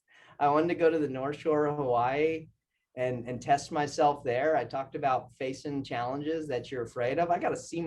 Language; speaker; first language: English; native; English